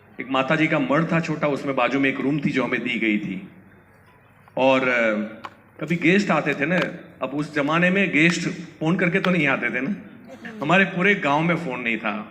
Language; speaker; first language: Hindi; non-native, local second language; Gujarati